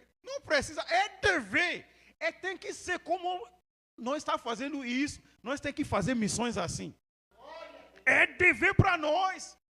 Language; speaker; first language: Portuguese; non-native, learner; Yoruba